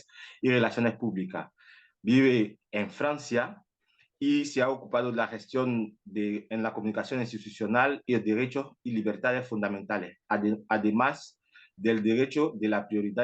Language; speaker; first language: Spanish; non-native, fluent; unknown